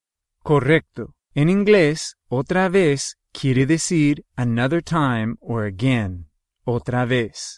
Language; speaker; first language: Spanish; non-native, fluent; English